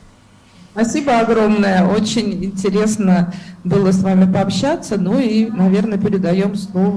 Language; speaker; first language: Russian; native; Russian